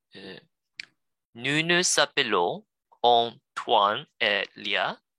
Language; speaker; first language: French; non-native, learner; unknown